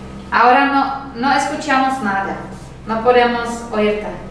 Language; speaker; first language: Spanish; non-native, learner; Czech